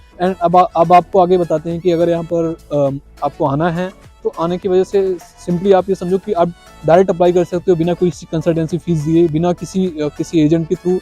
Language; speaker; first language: Hindi; native; Hindi